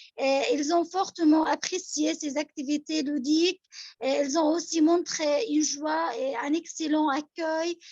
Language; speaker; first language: French; non-native, local second language; Arabic